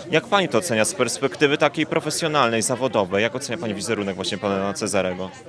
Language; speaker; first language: Polish; native; Polish